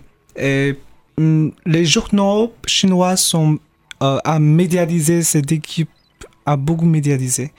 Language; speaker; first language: French; non-native, fluent; Chinese